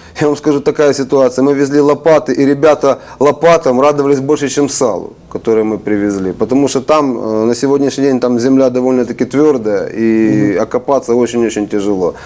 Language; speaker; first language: Russian; non-native, local second language; Ukrainian